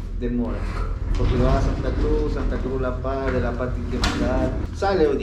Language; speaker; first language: Spanish; native; Spanish